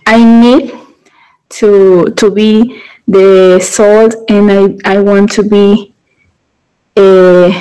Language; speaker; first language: English; non-native, learner; Spanish